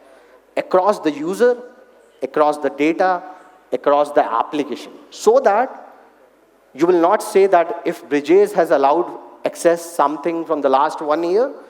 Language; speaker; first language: English; non-native, local second language; Hindi